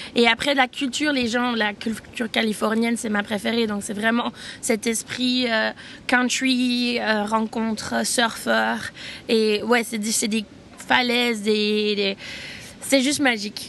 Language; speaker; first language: French; native; French